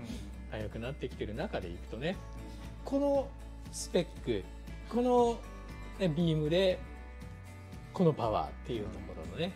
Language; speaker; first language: Japanese; native; Japanese